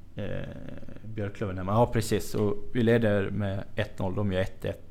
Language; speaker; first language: Swedish; native; Swedish